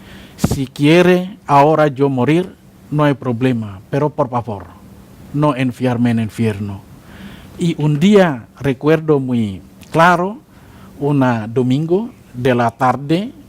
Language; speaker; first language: Spanish; non-native, learner; Indonesian